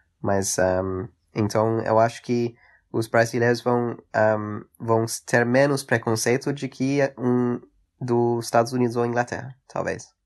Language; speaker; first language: Portuguese; early bilingual, heritage; English